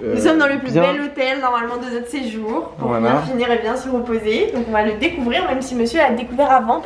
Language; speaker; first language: French; native; French